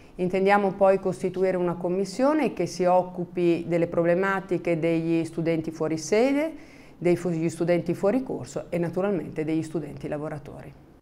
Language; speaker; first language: Italian; native; Italian